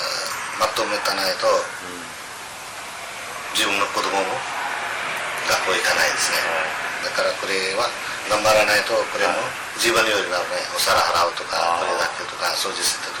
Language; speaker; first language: Japanese; non-native, learner; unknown